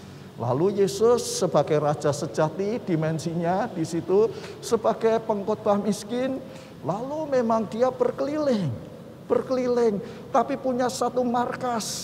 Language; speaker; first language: Indonesian; native; Indonesian